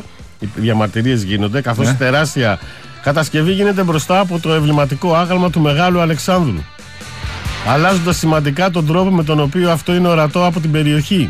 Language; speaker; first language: Greek; native; Greek